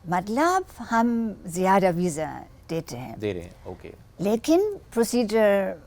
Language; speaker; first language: Hindi; non-native, learner; German